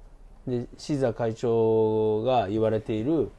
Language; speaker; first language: Japanese; native; Japanese